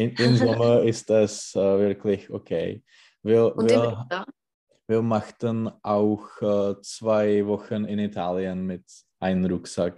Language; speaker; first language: German; non-native, learner; Czech